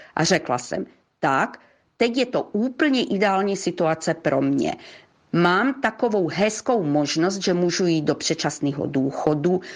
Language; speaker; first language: Czech; early bilingual, heritage; Croatian